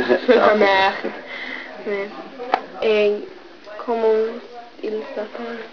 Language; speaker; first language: French; non-native, learner; English